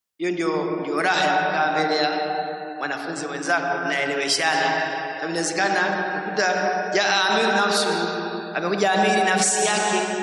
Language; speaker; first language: Swahili; native; Swahili